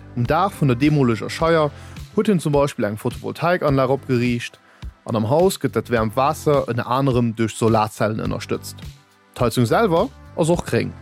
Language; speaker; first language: Luxembourgish; native; Luxembourgish